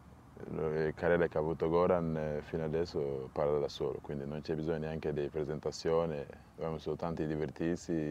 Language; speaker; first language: Italian; non-native, fluent; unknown